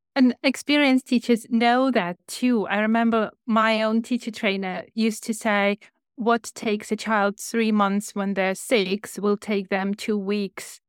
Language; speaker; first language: English; non-native, fluent; Ukrainian